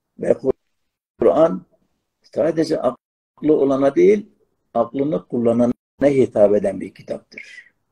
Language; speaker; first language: Turkish; non-native, local second language; Arabic